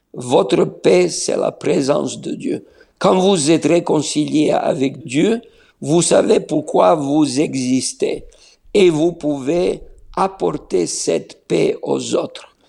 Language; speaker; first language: French; non-native, fluent; Slovenian